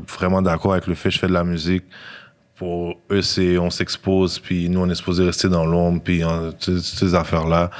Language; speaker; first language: French; native; French